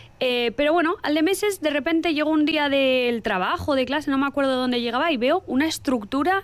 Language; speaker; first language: Spanish; early bilingual, other home language; Arabic